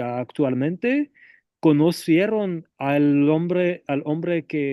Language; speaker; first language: Spanish; non-native, fluent; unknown